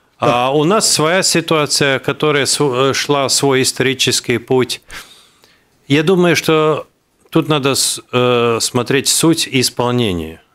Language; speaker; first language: Russian; non-native, local second language; Latvian